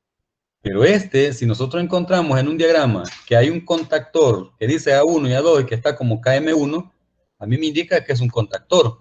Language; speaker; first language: Spanish; native; Spanish